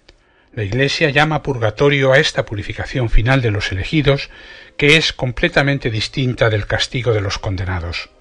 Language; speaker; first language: Spanish; native; Spanish